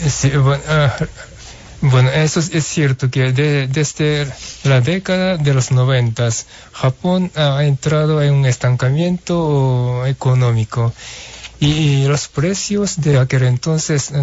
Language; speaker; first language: Spanish; non-native, fluent; Japanese